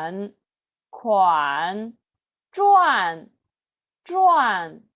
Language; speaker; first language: Chinese; native; Chinese